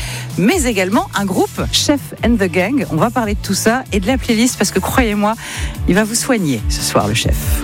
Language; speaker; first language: French; native; French